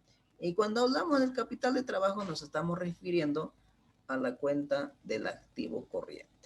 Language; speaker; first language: Spanish; native; Spanish